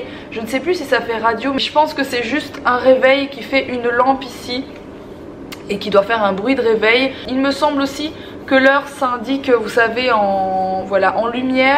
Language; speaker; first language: French; native; French